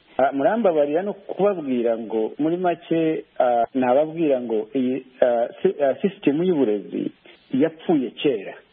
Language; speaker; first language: Kinyarwanda; native; Kinyarwanda